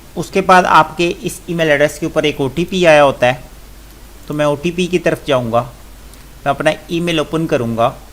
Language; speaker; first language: Urdu; non-native, local second language; Punjabi